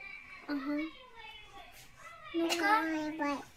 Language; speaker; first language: Russian; non-native, local second language; Kazakh